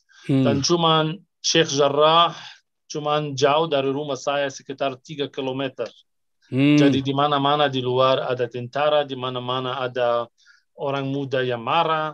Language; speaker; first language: Indonesian; non-native, fluent; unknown